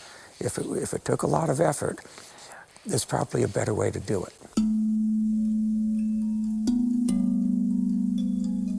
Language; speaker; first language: English; native; English